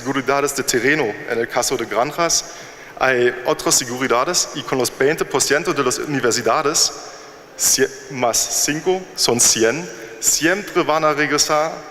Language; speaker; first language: Spanish; non-native, fluent; German